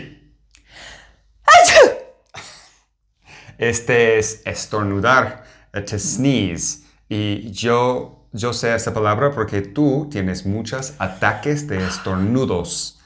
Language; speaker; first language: Spanish; non-native, fluent; English